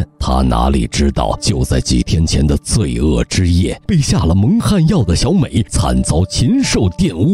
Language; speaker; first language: Chinese; native; Chinese